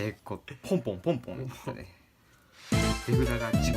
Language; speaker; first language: Japanese; native; Japanese